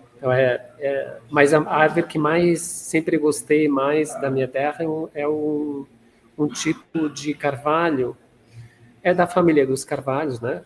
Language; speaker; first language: Portuguese; non-native, fluent; Catalan